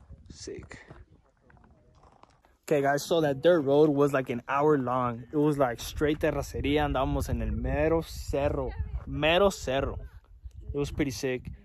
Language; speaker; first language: English; early bilingual, other home language; Spanish